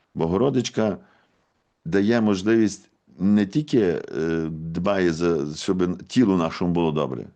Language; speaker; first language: Ukrainian; native; Ukrainian